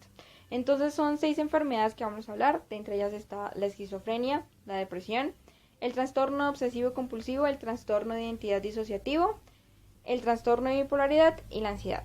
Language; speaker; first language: Spanish; native; Spanish